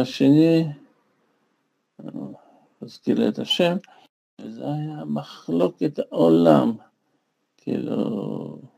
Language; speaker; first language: Hebrew; non-native, fluent; Russian